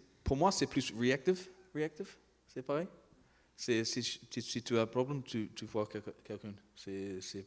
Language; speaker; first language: French; non-native, learner; English